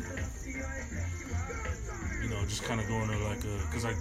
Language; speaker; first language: English; native; English